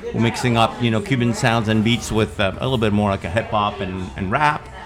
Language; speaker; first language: English; non-native, fluent; Spanish